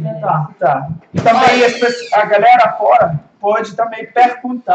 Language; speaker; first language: Portuguese; non-native, fluent; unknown